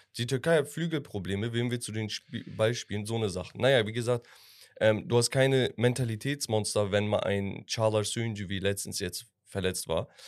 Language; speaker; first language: German; early bilingual, other home language; Turkish